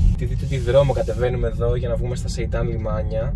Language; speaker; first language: Greek; native; Greek